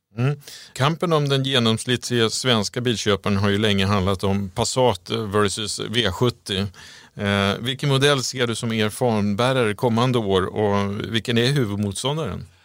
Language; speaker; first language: Swedish; native; Swedish